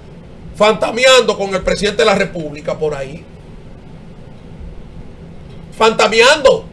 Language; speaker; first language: Spanish; native; Spanish